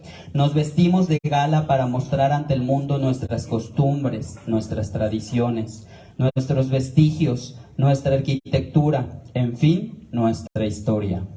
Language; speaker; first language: Spanish; native; Spanish